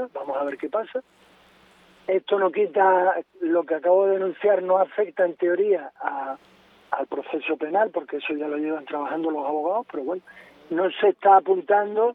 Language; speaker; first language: Spanish; native; Spanish